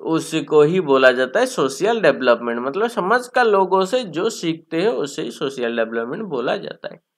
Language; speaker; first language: Hindi; non-native, local second language; Bangla